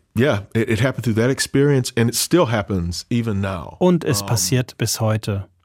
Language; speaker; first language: German; non-native, fluent; English